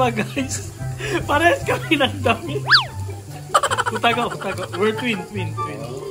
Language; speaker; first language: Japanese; non-native, fluent; Filipino